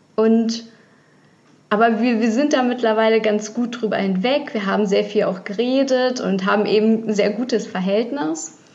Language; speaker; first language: German; early bilingual, other home language; Russian